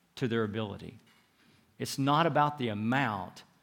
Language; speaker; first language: English; native; English